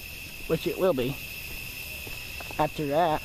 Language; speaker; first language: English; native; English